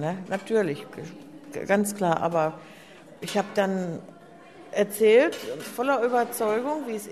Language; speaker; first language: German; native; German